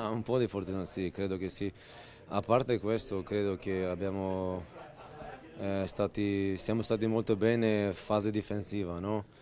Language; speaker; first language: Italian; non-native, fluent; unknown